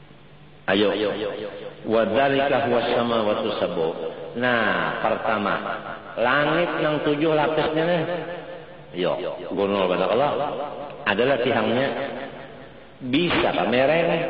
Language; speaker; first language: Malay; non-native, local second language; Banjar